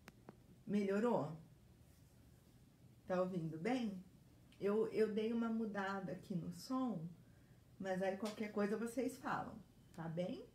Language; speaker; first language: Portuguese; native; Portuguese